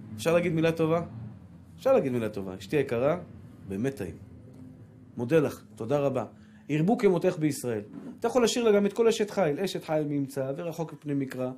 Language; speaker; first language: Hebrew; native; Hebrew